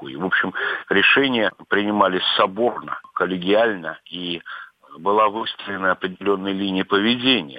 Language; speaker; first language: Russian; native; Russian